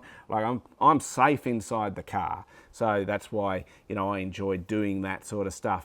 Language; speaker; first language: English; native; English